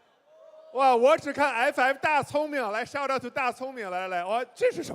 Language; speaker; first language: Chinese; native; Chinese